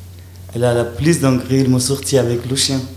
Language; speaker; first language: French; non-native, learner; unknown